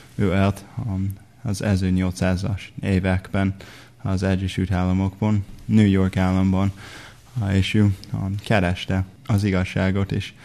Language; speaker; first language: Hungarian; non-native, fluent; English